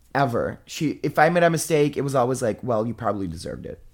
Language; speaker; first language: English; non-native, fluent; Italian